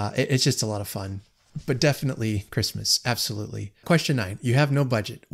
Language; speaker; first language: English; native; English